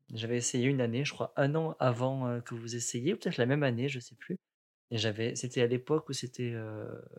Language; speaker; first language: French; native; French